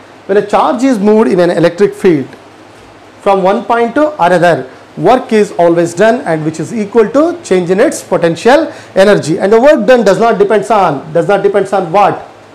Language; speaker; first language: English; non-native, local second language; Kannada